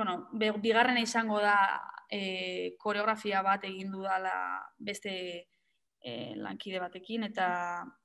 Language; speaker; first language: Basque; non-native, local second language; Spanish